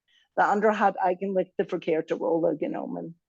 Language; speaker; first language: German; non-native, fluent; English